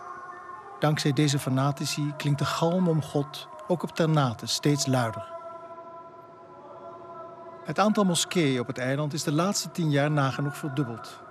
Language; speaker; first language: Dutch; native; Dutch